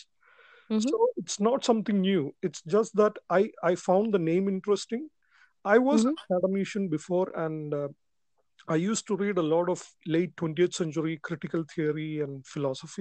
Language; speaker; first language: English; non-native, local second language; Malayalam